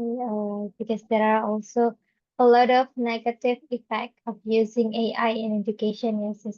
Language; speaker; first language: English; non-native, fluent; Indonesian